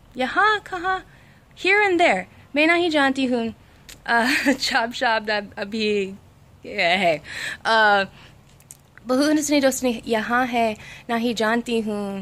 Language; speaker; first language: Hindi; non-native, learner; English